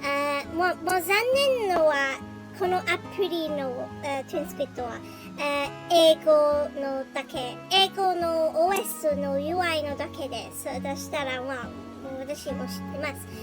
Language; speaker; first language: Japanese; non-native, learner; English